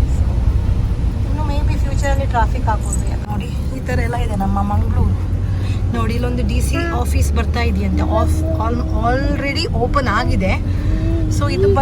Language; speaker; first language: Kannada; non-native, local second language; Tulu